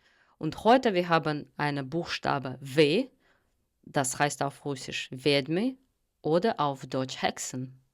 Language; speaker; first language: German; non-native, fluent; Russian